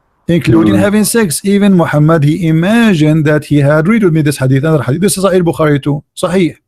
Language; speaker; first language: English; non-native, fluent; Arabic